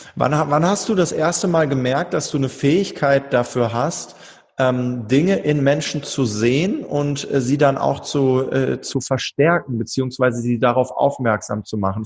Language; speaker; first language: German; native; German